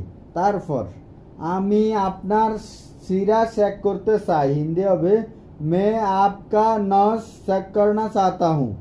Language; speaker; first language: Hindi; non-native, fluent; Bangla